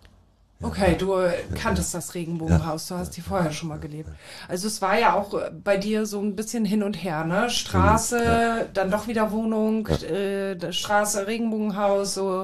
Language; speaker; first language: German; native; German